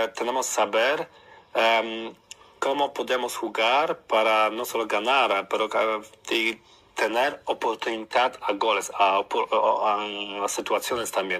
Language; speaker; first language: Spanish; non-native, learner; Polish